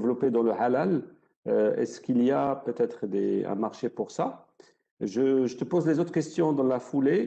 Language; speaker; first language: French; non-native, local second language; Arabic